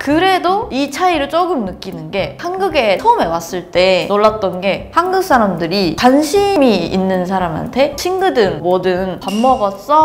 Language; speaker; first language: Korean; non-native, fluent; Japanese